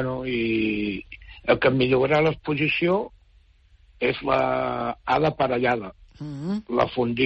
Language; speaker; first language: Catalan; native; Catalan